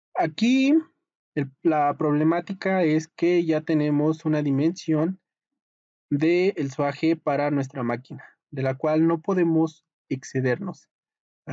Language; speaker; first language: Spanish; native; Spanish